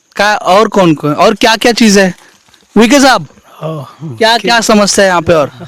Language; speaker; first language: Hindi; non-native, local second language; Marathi